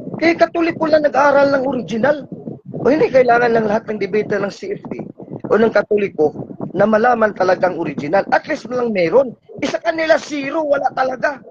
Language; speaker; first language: Filipino; non-native, local second language; Cebuano